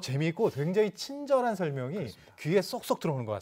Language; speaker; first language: Korean; native; Korean